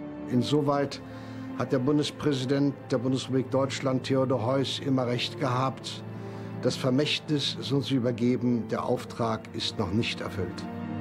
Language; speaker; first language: German; native; German